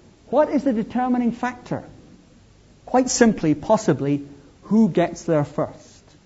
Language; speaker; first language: English; native; English